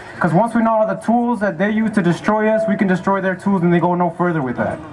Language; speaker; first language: English; early bilingual, other home language; Spanish